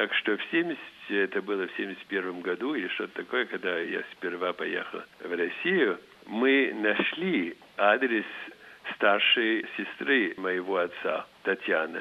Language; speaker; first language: Russian; early bilingual, heritage; Russian